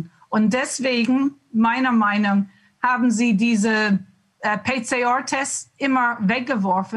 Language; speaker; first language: German; non-native, learner; English